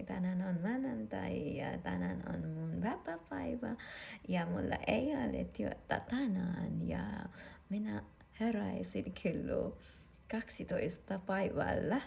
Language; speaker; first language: Finnish; non-native, learner; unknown